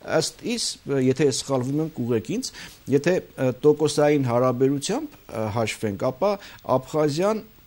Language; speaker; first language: Armenian; native; Armenian